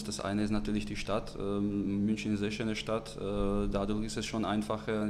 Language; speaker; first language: German; non-native, fluent; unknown